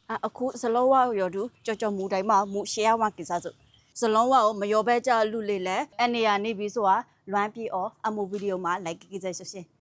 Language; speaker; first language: Burmese; native; Burmese